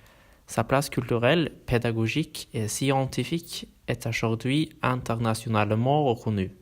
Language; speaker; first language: French; non-native, learner; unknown